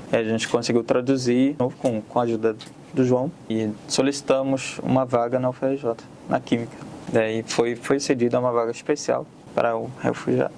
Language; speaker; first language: Portuguese; non-native, fluent; Arabic